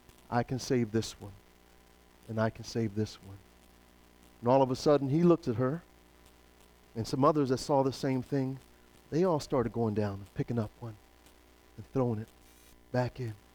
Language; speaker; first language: English; native; English